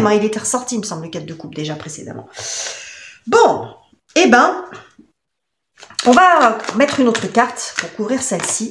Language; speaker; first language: French; native; French